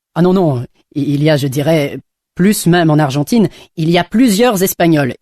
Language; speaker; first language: French; non-native, fluent; English